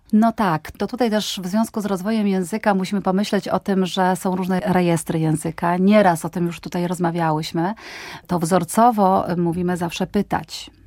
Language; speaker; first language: Polish; native; Polish